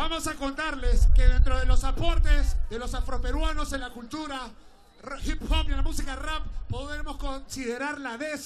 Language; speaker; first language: Spanish; native; Spanish